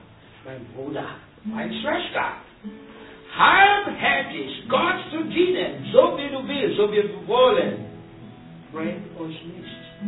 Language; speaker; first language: German; non-native, learner; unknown